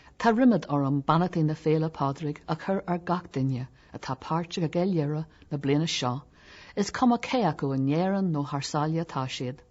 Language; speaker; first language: Irish; non-native, local second language; English